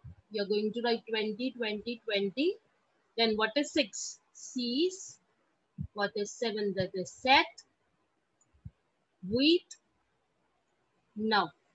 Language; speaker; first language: English; non-native, local second language; Hindi